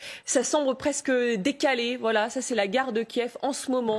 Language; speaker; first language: French; native; French